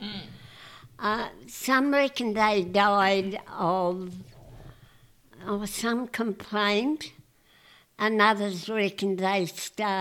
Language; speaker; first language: English; native; English